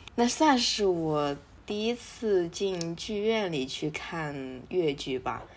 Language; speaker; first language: Chinese; native; Chinese